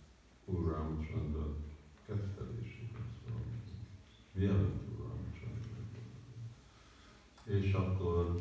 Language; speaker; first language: Hungarian; early bilingual, heritage; Hungarian